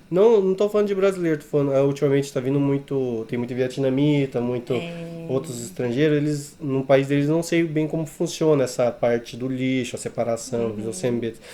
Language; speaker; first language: Portuguese; native; Portuguese